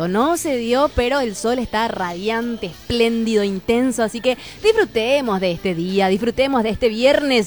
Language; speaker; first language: Spanish; native; Spanish